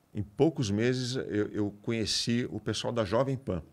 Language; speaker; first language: Portuguese; native; Portuguese